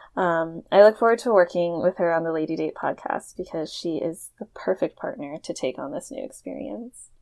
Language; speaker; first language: English; native; English